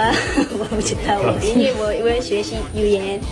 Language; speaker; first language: Chinese; non-native, local second language; Malay